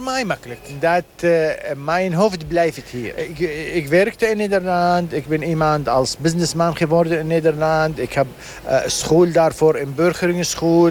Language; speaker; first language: Dutch; non-native, learner; Arabic